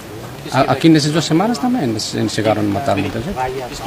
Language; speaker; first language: Portuguese; non-native, local second language; Tetum